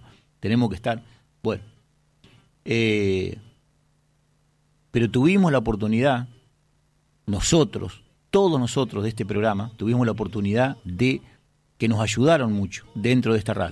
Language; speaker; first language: Spanish; native; Spanish